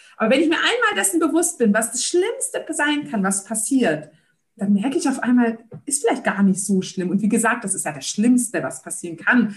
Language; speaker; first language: German; early bilingual, other home language; Turkish